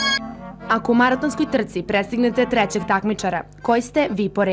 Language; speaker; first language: Serbian; native; Serbian